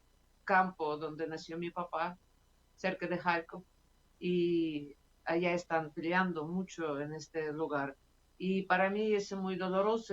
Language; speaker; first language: Spanish; non-native, fluent; Russian